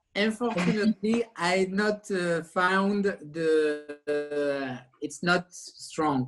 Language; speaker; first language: English; non-native, learner; French